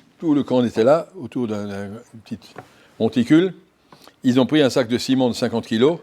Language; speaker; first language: French; native; French